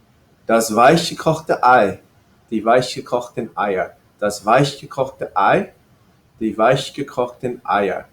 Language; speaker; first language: German; non-native, fluent; English